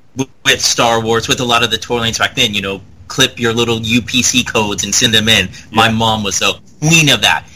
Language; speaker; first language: English; native; English